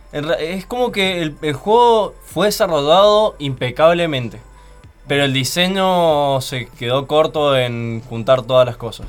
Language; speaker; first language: Spanish; native; Spanish